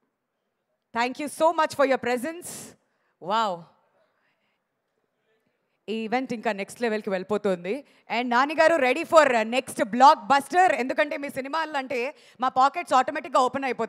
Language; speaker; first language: Telugu; native; Telugu